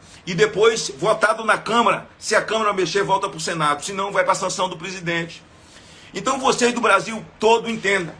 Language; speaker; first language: Portuguese; native; Portuguese